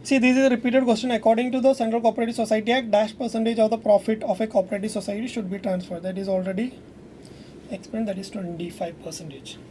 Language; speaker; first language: English; non-native, local second language; Malayalam